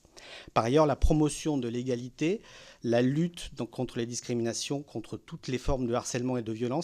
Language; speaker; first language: French; native; French